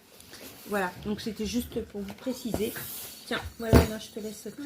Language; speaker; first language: French; native; French